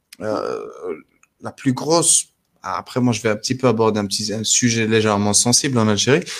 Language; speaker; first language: French; non-native, local second language; Arabic